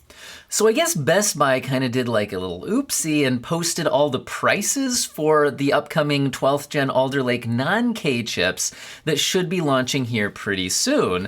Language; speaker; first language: English; native; English